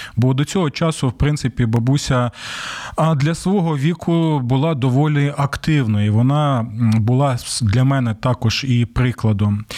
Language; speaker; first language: Ukrainian; native; Ukrainian